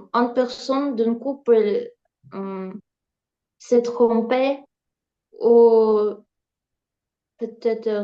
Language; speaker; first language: French; non-native, learner; Ukrainian